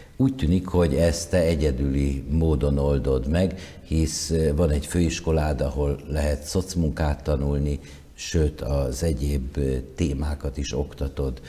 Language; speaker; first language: Hungarian; native; Hungarian